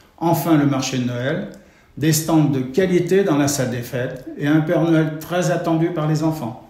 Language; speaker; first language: French; native; French